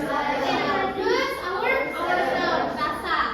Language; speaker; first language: English; non-native, learner; Indonesian